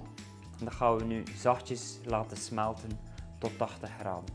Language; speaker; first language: Dutch; native; Dutch